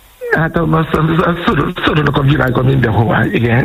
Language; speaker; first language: Hungarian; non-native, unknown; Yoruba